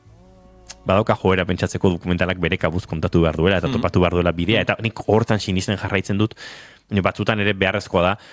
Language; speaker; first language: Basque; native; Basque